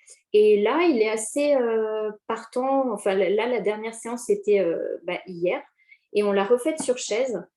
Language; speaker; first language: French; native; French